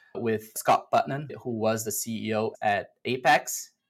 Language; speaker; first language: English; non-native, fluent; Portuguese